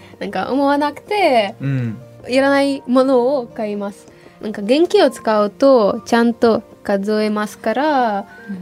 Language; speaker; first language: Japanese; non-native, fluent; Ukrainian